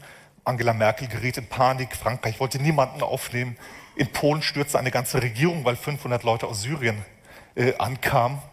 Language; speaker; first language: German; native; German